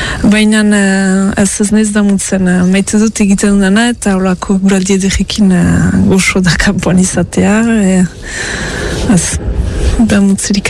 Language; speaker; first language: Basque; native; Basque